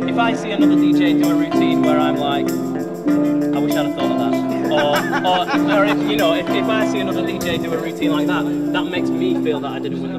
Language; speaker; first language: English; native; English